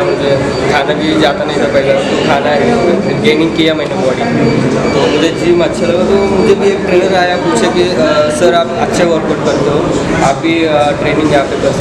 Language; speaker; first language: Hindi; non-native, local second language; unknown